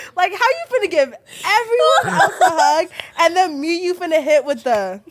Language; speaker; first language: English; early bilingual, other home language; Filipino